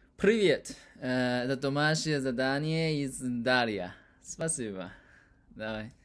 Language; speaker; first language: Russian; non-native, learner; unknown